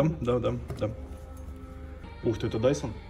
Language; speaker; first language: Russian; native; Russian